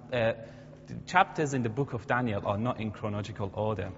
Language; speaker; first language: English; non-native, fluent; Persian